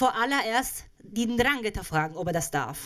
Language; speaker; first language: German; native; German